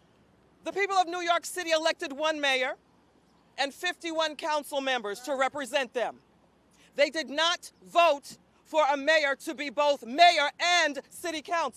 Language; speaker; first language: English; native; English